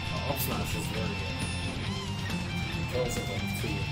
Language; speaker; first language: English; native; English